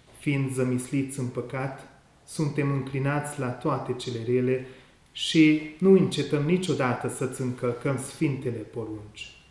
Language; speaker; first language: Romanian; non-native, local second language; Hungarian